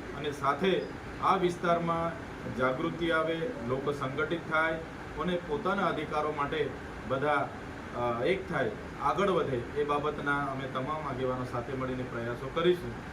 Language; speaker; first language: Gujarati; non-native, local second language; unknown